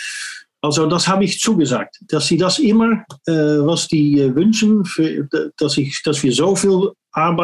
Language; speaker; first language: German; non-native, fluent; Dutch